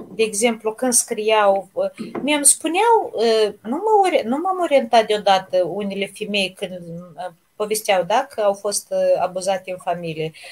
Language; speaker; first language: Romanian; native; Romanian